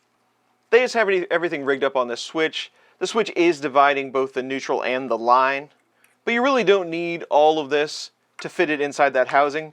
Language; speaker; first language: English; native; English